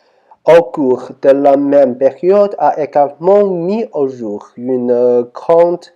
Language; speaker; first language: French; non-native, learner; Chinese